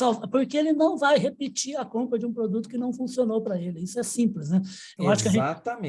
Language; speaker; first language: Portuguese; native; Portuguese